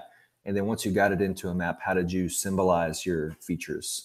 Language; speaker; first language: English; native; English